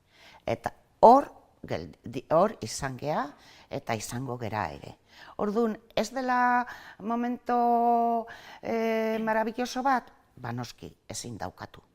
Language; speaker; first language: Basque; non-native, local second language; Spanish